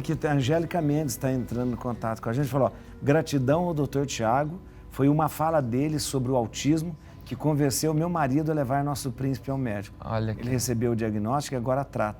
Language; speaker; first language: Portuguese; native; Portuguese